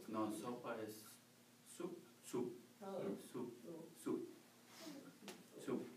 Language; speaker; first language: English; non-native, learner; Spanish